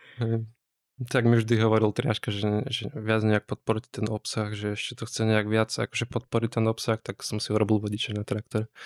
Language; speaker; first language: Slovak; native; Slovak